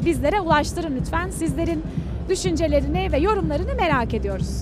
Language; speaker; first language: Turkish; native; Turkish